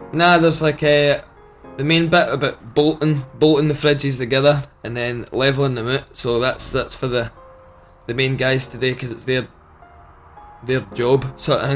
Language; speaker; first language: English; native; English